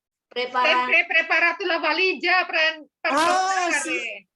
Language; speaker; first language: Italian; non-native, learner; Indonesian